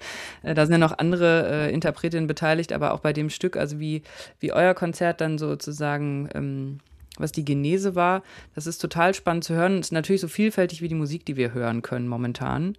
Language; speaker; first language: German; native; German